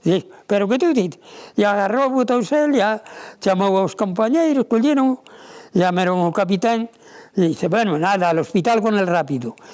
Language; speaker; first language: Spanish; non-native, local second language; Galician